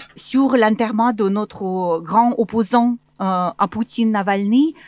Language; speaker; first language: French; non-native, fluent; Russian